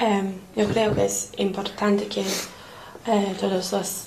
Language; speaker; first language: Spanish; non-native, fluent; English